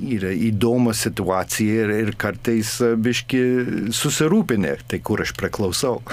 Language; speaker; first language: Lithuanian; early bilingual, heritage; English